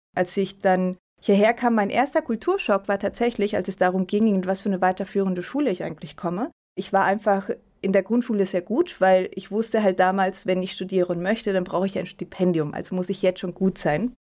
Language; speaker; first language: German; early bilingual, other home language; Spanish